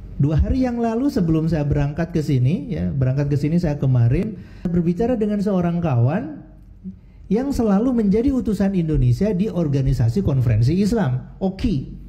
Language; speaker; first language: Indonesian; native; Indonesian